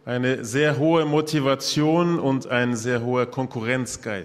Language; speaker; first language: German; non-native, local second language; French